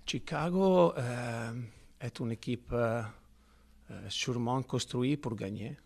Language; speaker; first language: French; non-native, fluent; Italian